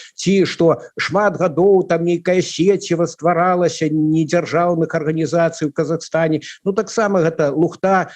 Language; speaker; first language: Belarusian; native; Belarusian